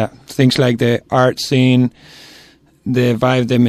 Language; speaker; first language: English; non-native, fluent; Spanish